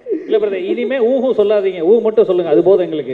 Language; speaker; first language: Tamil; native; Tamil